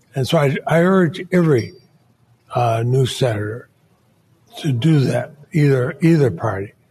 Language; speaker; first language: English; native; English